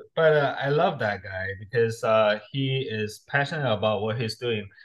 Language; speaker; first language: English; non-native, fluent; Chinese